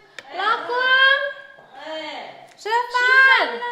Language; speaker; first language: Chinese; non-native, learner; Indonesian